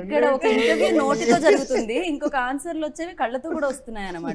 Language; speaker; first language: Telugu; native; Telugu